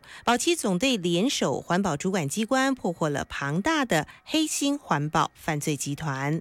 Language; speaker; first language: Chinese; native; Chinese